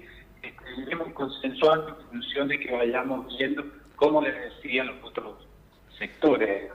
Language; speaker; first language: Spanish; native; Spanish